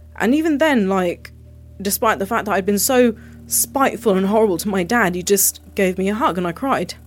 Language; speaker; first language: English; native; English